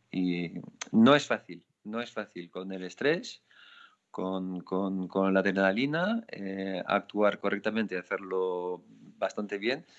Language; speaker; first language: Spanish; non-native, fluent; French